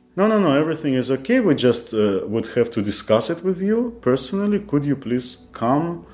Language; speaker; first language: English; non-native, fluent; Kazakh